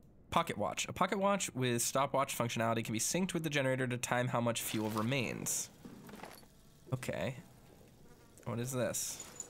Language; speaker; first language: English; native; English